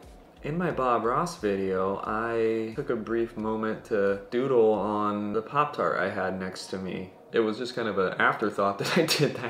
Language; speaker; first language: English; native; English